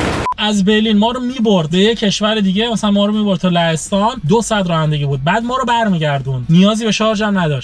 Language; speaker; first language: Persian; native; Persian